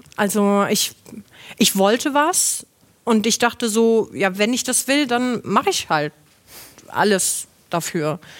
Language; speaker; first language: German; non-native, local second language; Luxembourgish